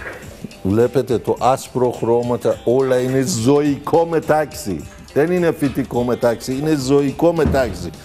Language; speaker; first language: Greek; non-native, fluent; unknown